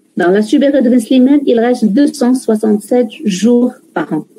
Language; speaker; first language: French; non-native, local second language; Arabic